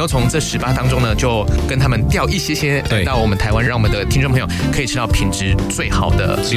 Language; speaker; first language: Chinese; native; Chinese